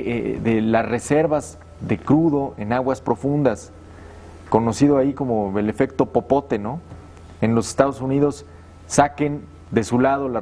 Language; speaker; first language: Spanish; native; Spanish